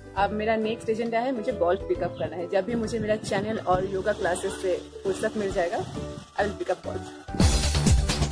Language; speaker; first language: Hindi; non-native, local second language; Bangla